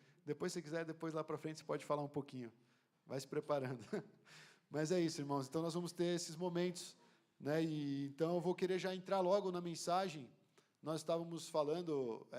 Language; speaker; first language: Portuguese; native; Portuguese